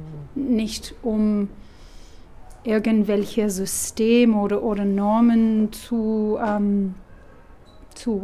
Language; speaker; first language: German; non-native, fluent; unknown